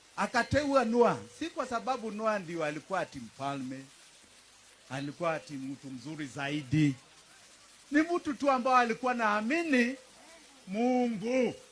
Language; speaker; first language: Swahili; non-native, local second language; Kikuyu